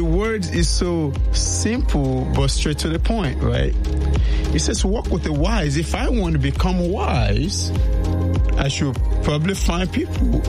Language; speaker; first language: English; non-native, local second language; Yoruba